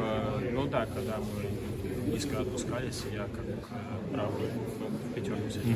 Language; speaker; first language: Russian; early bilingual, heritage; Russian